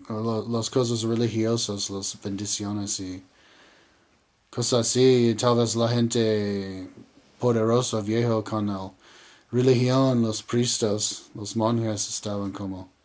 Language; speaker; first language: Spanish; non-native, learner; English